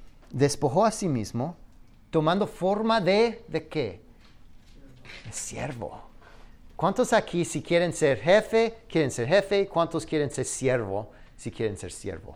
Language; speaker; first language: Spanish; non-native, fluent; English